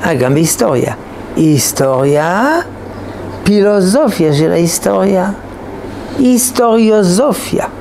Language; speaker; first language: Hebrew; non-native, fluent; French